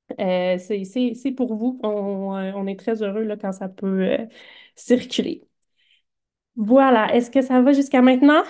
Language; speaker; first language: French; native; French